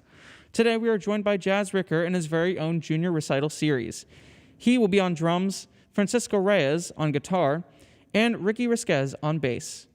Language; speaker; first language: English; native; English